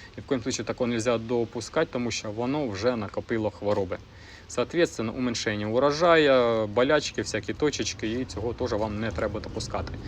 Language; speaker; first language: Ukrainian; non-native, local second language; Russian